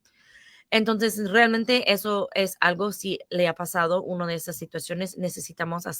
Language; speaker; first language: Spanish; non-native, fluent; English